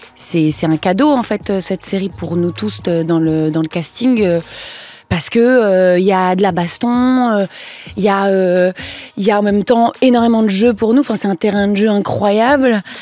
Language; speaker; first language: French; native; French